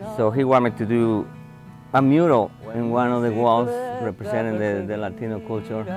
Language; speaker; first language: English; non-native, fluent; Spanish